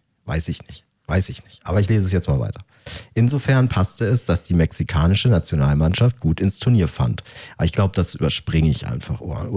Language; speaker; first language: German; native; German